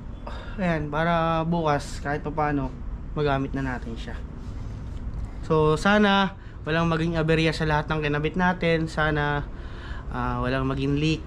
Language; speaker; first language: Filipino; native; Filipino